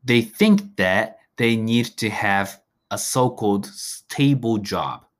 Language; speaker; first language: English; non-native, fluent; Japanese